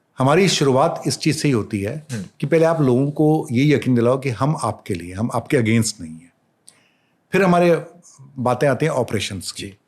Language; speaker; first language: Hindi; native; Hindi